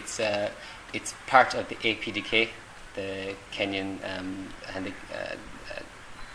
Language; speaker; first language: English; native; English